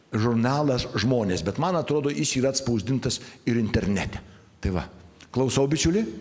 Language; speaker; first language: Lithuanian; native; Lithuanian